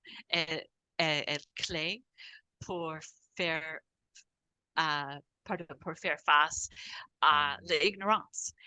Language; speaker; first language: French; non-native, fluent; English